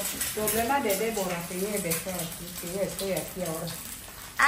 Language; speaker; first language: Spanish; non-native, learner; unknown